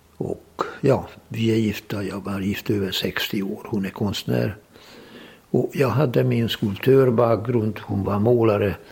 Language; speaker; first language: Swedish; non-native, fluent; Hungarian